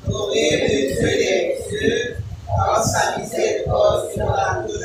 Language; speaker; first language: French; non-native, local second language; Haitian Creole